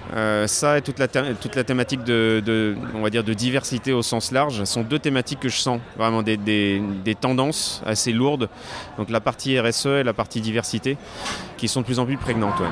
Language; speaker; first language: French; native; French